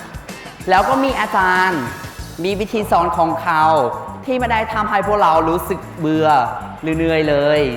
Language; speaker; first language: Thai; non-native, fluent; Khmer